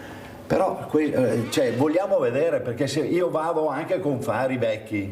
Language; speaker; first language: Italian; native; Italian